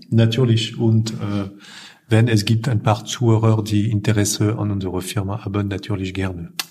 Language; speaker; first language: German; non-native, fluent; French